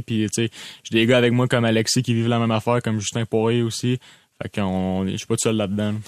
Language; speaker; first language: French; native; French